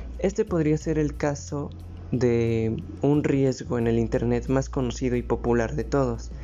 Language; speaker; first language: Spanish; native; Spanish